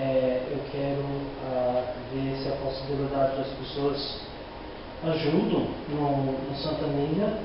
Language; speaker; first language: Portuguese; non-native, learner; English